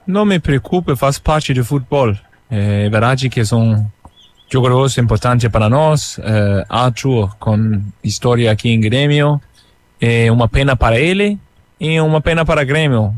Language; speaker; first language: Portuguese; non-native, fluent; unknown